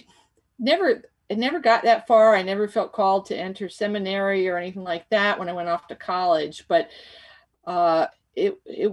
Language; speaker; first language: English; native; English